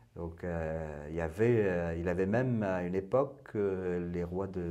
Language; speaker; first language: French; non-native, fluent; Persian